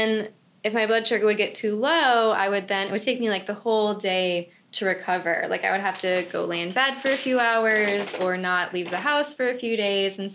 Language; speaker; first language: English; native; English